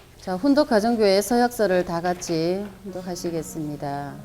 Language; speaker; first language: Korean; native; Korean